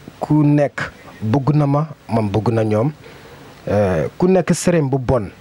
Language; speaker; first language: Wolof; non-native, learner; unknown